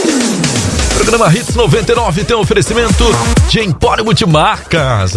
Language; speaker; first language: Portuguese; native; Portuguese